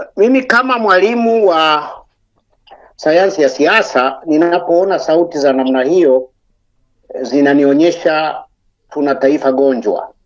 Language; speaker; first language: Swahili; non-native, local second language; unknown